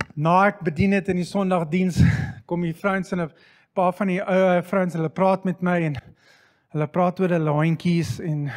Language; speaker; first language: Afrikaans; non-native, fluent; English